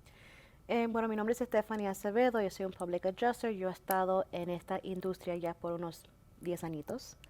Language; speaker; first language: Spanish; early bilingual, heritage; Spanish